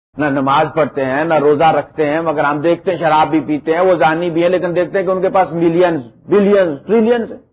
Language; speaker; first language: Urdu; non-native, local second language; Punjabi